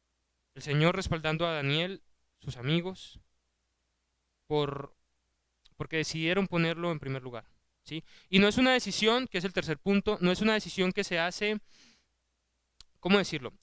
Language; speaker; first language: Spanish; native; Spanish